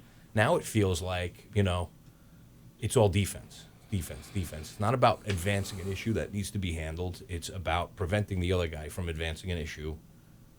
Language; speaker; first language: English; native; English